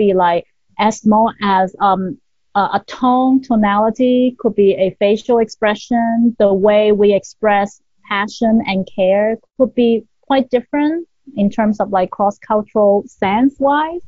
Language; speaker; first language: English; non-native, local second language; Cantonese